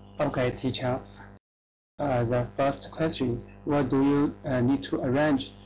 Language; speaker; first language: English; non-native, learner; Chinese